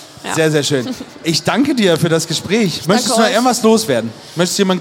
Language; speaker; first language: German; native; German